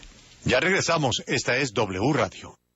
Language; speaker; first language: Spanish; native; Spanish